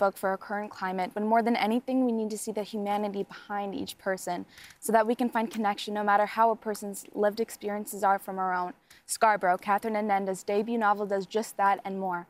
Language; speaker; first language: English; native; English